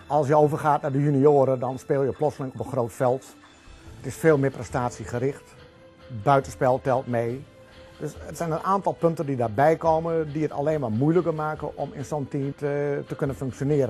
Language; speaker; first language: Dutch; native; Dutch